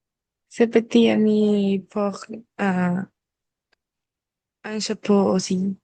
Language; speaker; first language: French; non-native, learner; Spanish